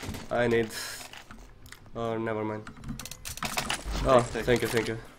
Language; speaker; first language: English; non-native, fluent; Romanian